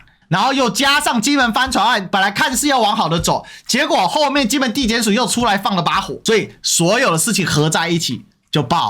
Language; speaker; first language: Chinese; native; Chinese